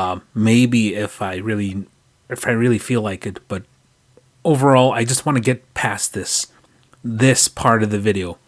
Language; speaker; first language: English; native; English